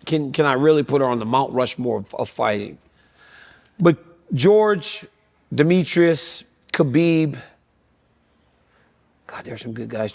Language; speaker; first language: English; native; English